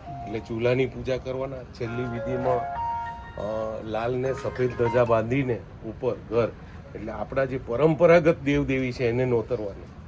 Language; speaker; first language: Gujarati; non-native, local second language; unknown